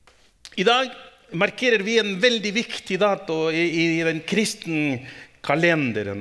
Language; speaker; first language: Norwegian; non-native, fluent; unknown